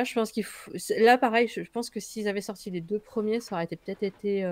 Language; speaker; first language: French; native; French